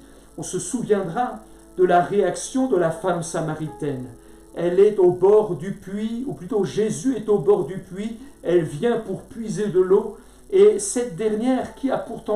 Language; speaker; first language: French; native; French